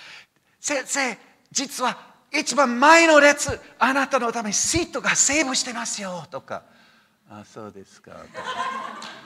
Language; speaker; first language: Japanese; non-native, fluent; English